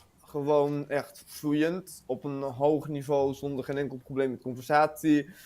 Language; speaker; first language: Dutch; early bilingual, heritage; Dutch